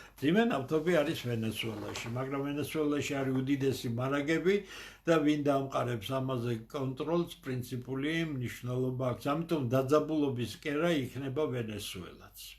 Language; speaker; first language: Georgian; native; Georgian